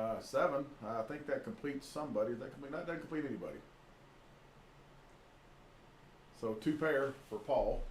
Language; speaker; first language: English; native; English